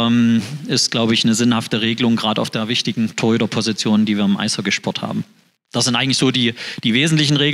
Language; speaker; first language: German; native; German